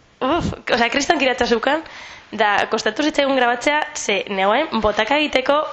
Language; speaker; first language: Basque; native; Basque